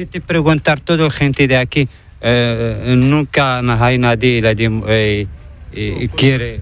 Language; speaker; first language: Spanish; non-native, learner; Arabic